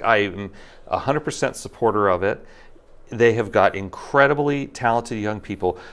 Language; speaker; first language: English; native; English